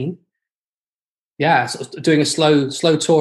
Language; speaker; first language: English; native; English